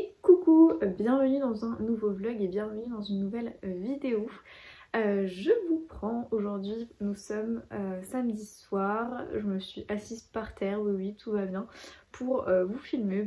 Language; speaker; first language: French; native; French